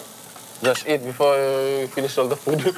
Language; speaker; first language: English; non-native, local second language; Fijian